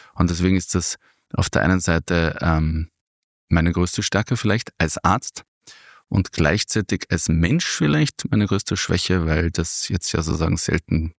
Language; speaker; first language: German; native; German